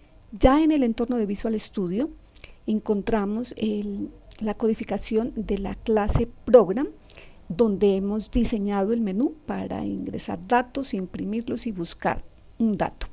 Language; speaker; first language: Spanish; native; Spanish